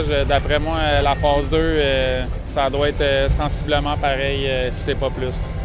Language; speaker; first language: French; native; French